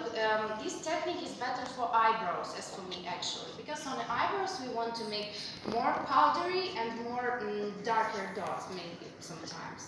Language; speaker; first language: English; non-native, fluent; Russian